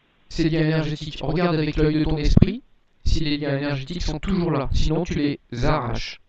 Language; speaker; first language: French; native; French